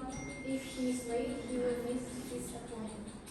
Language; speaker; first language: English; non-native, learner; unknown